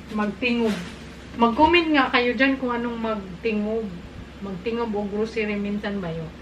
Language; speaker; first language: Filipino; non-native, local second language; Cebuano